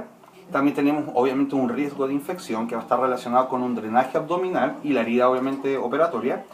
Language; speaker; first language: Spanish; native; Spanish